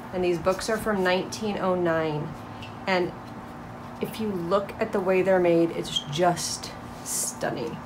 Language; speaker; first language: English; native; English